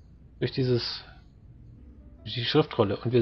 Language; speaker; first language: German; native; German